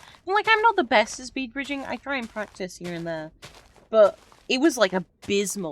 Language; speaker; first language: English; native; English